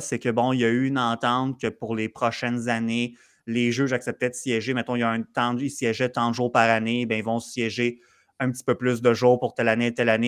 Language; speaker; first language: French; native; French